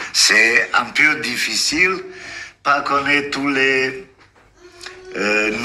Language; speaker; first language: French; non-native, learner; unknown